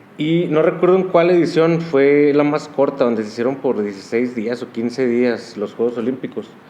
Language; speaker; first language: Spanish; native; Spanish